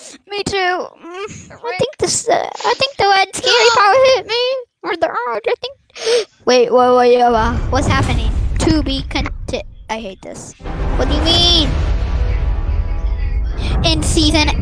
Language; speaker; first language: English; native; English